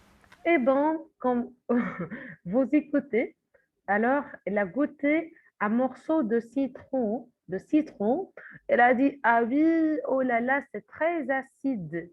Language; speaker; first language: French; non-native, fluent; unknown